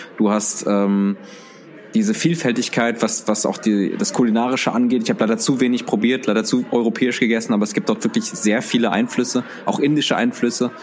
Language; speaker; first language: German; early bilingual, other home language; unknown